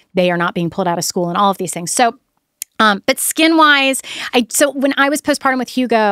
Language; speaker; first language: English; native; English